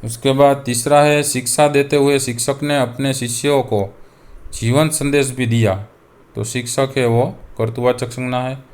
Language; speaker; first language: Hindi; non-native, local second language; Gujarati